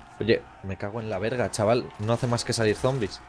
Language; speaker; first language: Spanish; native; Spanish